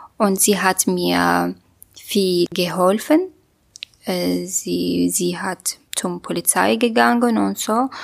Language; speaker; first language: German; non-native, learner; Kurdish